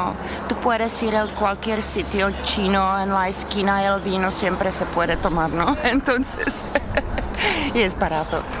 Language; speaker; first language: Spanish; non-native, fluent; Czech